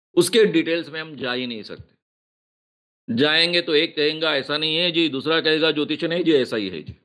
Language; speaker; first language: Hindi; non-native, local second language; Marathi